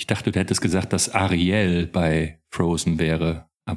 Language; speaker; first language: German; native; German